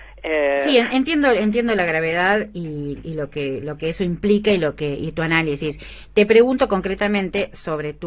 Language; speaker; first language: Spanish; native; Spanish